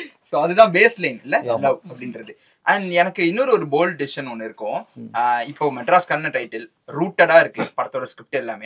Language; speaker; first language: Tamil; native; Tamil